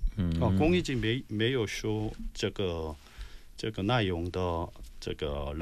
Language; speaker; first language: Chinese; non-native, learner; Korean